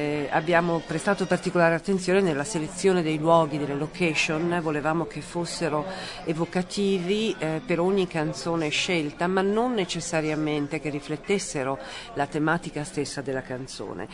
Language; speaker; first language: Italian; native; Italian